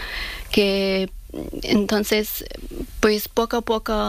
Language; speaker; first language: Spanish; non-native, fluent; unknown